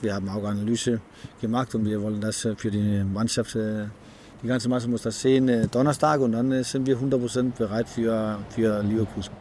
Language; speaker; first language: German; non-native, fluent; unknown